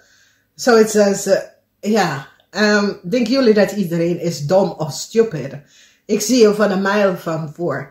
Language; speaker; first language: Dutch; non-native, learner; English